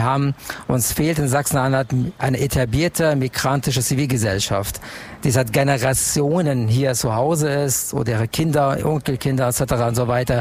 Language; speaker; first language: German; non-native, fluent; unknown